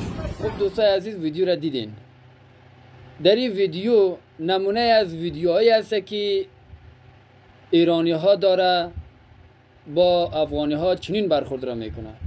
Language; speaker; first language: Persian; native; Persian